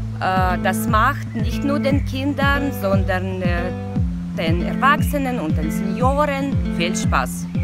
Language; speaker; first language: German; non-native, fluent; Russian